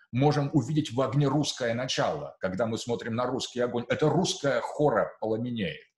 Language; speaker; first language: Russian; native; Russian